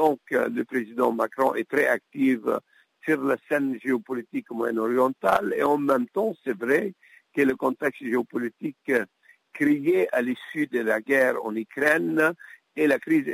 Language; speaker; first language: French; non-native, local second language; Arabic